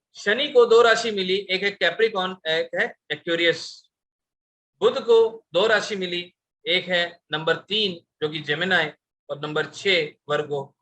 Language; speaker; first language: Hindi; non-native, local second language; Bangla